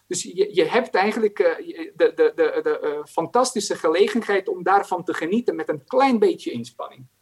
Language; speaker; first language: Dutch; non-native, fluent; Croatian